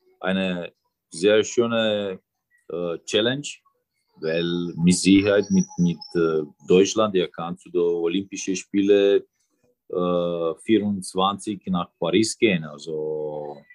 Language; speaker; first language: German; non-native, fluent; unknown